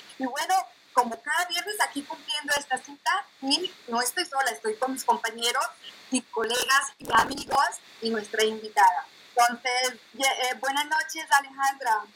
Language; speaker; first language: Spanish; native; Spanish